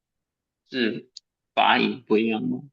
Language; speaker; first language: Chinese; non-native, fluent; English